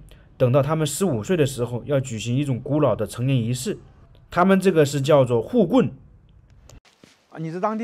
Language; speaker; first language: Chinese; native; Chinese